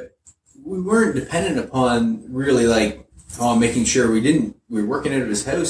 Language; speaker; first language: English; native; English